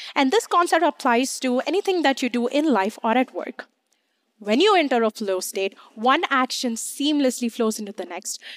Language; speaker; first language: English; non-native, local second language; Hindi